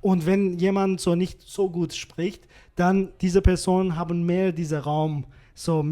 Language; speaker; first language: German; non-native, fluent; Persian